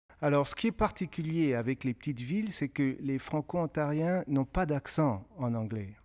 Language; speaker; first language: French; non-native, local second language; Kinyarwanda